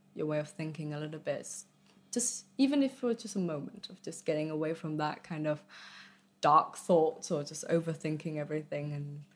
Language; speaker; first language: English; early bilingual, other home language; Vietnamese